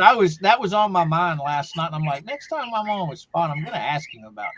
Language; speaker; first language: English; native; English